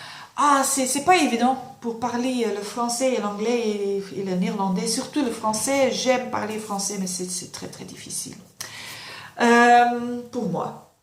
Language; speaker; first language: French; non-native, local second language; Dutch